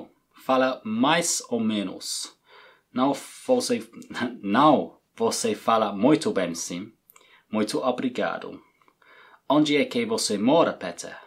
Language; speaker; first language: Portuguese; non-native, learner; English